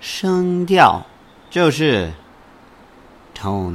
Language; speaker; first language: Chinese; non-native, learner; English